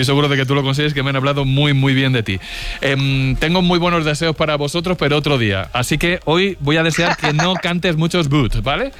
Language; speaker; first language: Spanish; native; Spanish